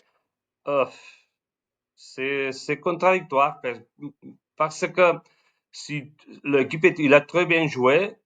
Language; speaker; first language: French; non-native, learner; Spanish